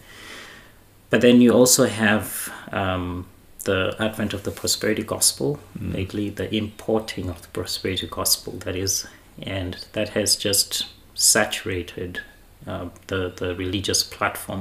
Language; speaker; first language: English; non-native, local second language; Shona